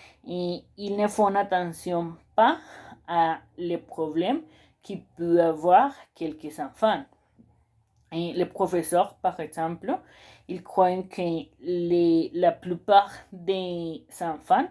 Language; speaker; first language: French; non-native, learner; Spanish